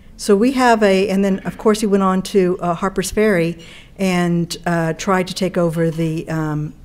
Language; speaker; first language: English; native; English